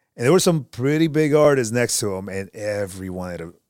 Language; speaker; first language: English; early bilingual, other home language; Spanish